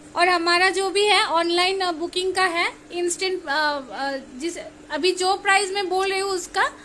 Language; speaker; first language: Hindi; non-native, local second language; Bangla